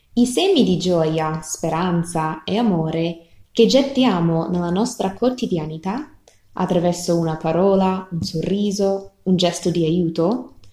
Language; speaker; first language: Italian; non-native, fluent; English